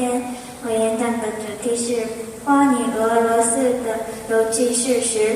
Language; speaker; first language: Chinese; non-native, learner; Korean